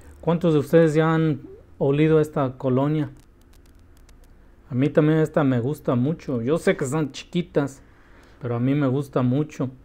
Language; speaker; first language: Spanish; early bilingual, heritage; Spanish